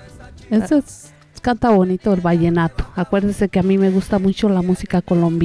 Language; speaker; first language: Spanish; native; Spanish